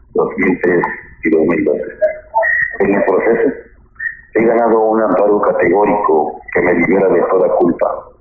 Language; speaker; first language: Spanish; native; Spanish